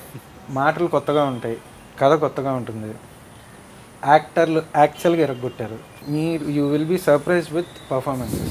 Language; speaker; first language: Telugu; native; Telugu